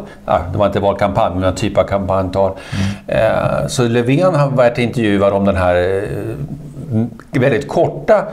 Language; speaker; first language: Swedish; native; Swedish